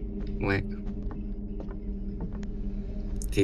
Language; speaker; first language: French; native; French